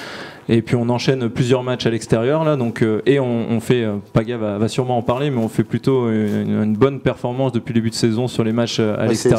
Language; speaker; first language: French; native; French